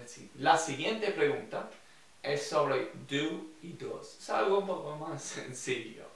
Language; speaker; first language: Spanish; non-native, fluent; English